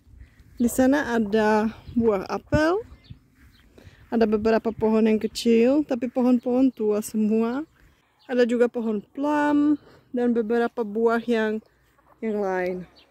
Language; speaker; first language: Indonesian; non-native, fluent; Czech